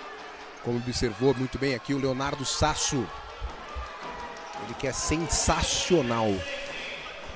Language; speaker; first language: Portuguese; native; Portuguese